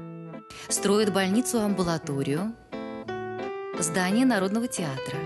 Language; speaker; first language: Russian; native; Russian